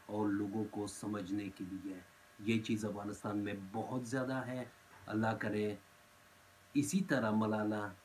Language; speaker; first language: Urdu; non-native, fluent; Pashto